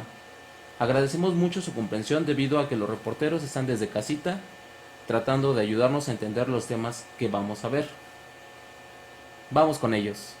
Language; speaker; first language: Spanish; native; Spanish